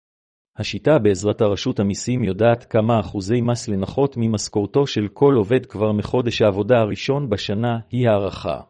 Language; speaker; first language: Hebrew; native; Hebrew